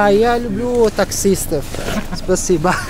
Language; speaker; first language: Russian; non-native, learner; Italian